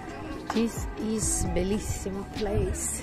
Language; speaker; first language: English; non-native, learner; Russian